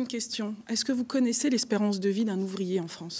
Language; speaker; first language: French; native; French